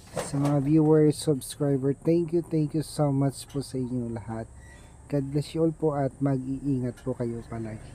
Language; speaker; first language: Filipino; non-native, local second language; Iloko